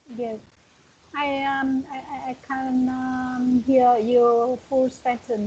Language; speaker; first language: English; non-native, learner; Vietnamese